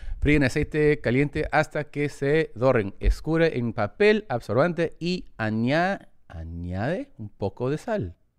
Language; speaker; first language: Spanish; early bilingual, heritage; English